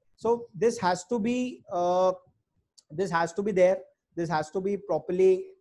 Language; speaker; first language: English; non-native, local second language; Hindi